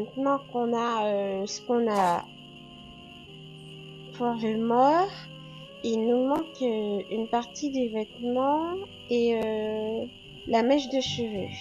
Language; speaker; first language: French; native; French